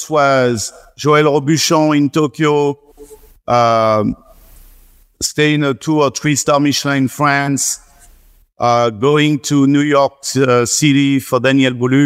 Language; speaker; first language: English; non-native, fluent; French